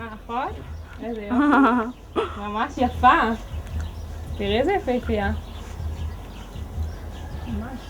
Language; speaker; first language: Hebrew; native; Hebrew